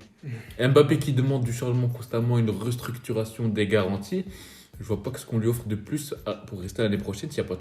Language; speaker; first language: French; native; French